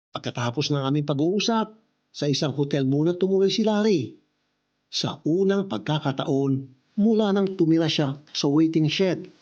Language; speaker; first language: Filipino; native; Filipino